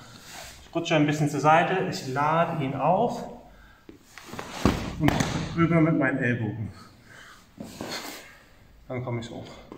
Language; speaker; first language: German; non-native, fluent; English